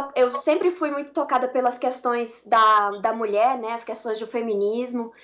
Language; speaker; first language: Portuguese; native; Portuguese